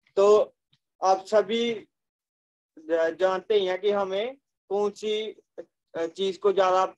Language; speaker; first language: Hindi; native; Hindi